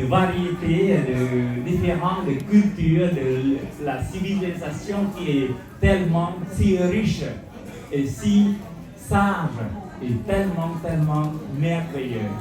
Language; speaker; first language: French; non-native, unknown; Khmer